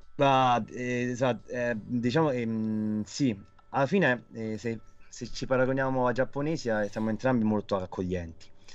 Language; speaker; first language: Italian; native; Italian